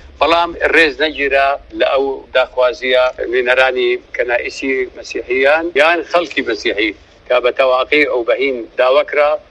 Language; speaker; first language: Central Kurdish; non-native, local second language; Assyrian Neo-Aramaic